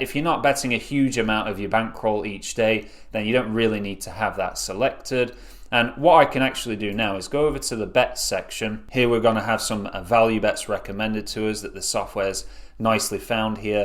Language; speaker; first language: English; native; English